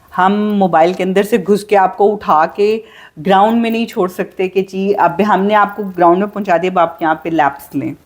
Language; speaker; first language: Urdu; native; Urdu